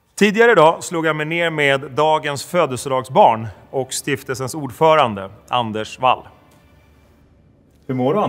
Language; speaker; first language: Swedish; native; Swedish